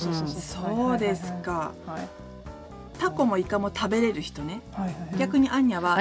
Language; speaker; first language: Japanese; native; Japanese